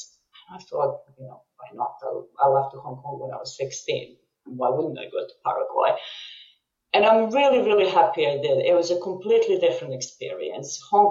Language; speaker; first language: English; non-native, fluent; Serbian